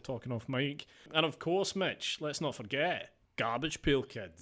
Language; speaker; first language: English; native; English